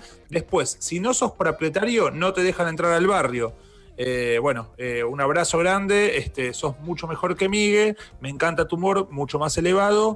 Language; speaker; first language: Spanish; native; Spanish